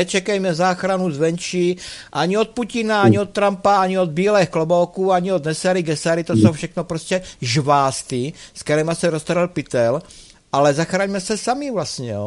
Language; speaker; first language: Czech; native; Czech